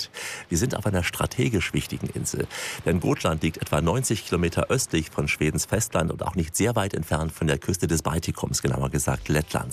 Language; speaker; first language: German; native; German